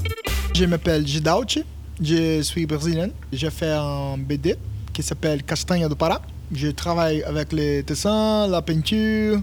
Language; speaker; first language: French; non-native, learner; Portuguese